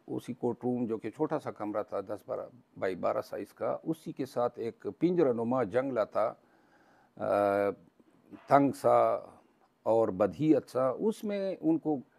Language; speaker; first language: Urdu; non-native, local second language; Pashto